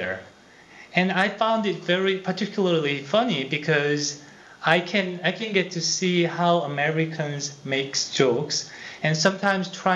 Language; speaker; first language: English; non-native, fluent; Korean